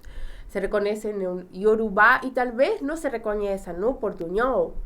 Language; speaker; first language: Portuguese; non-native, fluent; Spanish